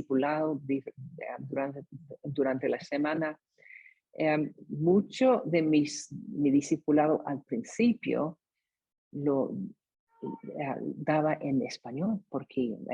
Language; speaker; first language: Spanish; non-native, fluent; English